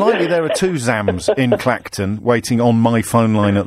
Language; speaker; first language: English; native; English